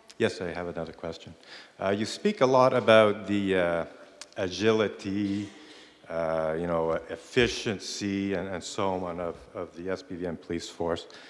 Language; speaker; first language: English; native; English